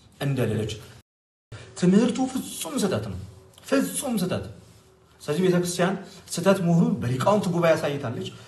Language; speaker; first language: Amharic; non-native, local second language; Oromo